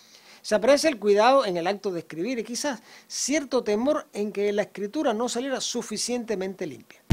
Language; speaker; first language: Spanish; native; Spanish